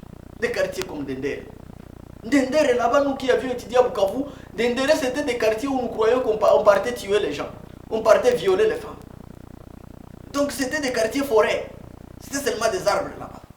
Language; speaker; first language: French; non-native, local second language; Swahili